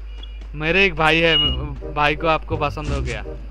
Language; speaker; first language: Hindi; non-native, learner; Bangla